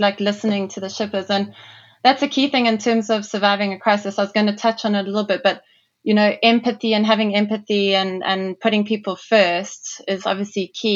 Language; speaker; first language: English; native; English